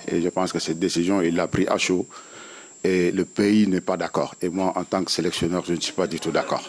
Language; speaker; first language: French; non-native, local second language; Wolof